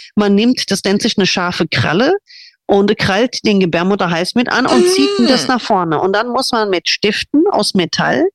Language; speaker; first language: German; non-native, fluent; English